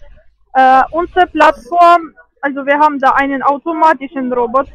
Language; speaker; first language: German; non-native, fluent; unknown